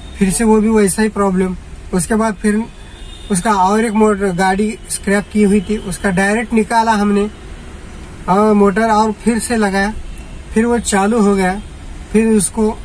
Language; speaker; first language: Hindi; non-native, local second language; Marathi